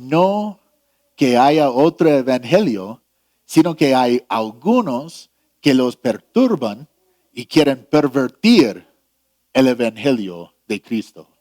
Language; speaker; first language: Spanish; non-native, fluent; English